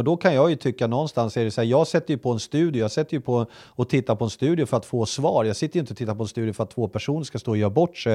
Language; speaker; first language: Swedish; native; Swedish